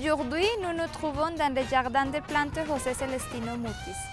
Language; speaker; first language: French; non-native, fluent; Spanish